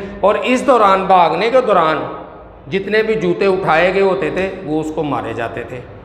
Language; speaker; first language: Urdu; non-native, local second language; Punjabi